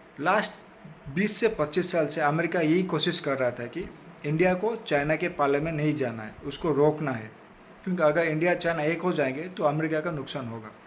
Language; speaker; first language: Hindi; non-native, local second language; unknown